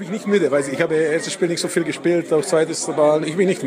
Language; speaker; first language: German; non-native, fluent; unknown